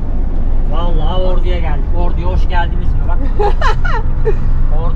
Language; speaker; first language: Turkish; native; Turkish